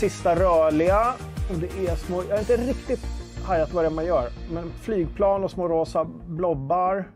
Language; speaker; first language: Swedish; native; Swedish